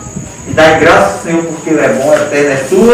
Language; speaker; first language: Portuguese; native; Portuguese